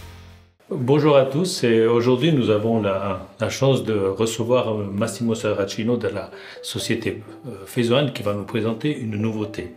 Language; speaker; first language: French; native; French